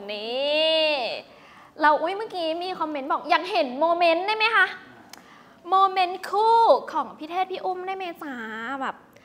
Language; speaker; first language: Thai; native; Thai